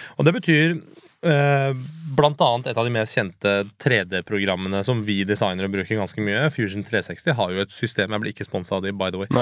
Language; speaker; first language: Norwegian; early bilingual, other home language; Persian